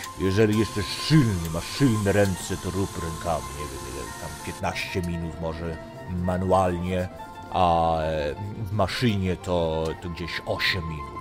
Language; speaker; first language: Polish; early bilingual, heritage; Polish